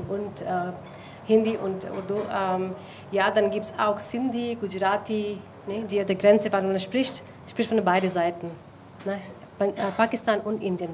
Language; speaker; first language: German; non-native, fluent; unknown